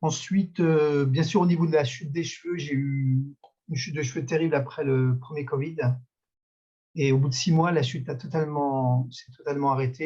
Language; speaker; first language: French; native; French